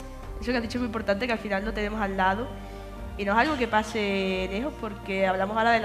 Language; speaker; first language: Spanish; native; Spanish